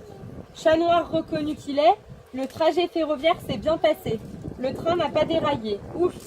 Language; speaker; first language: French; native; French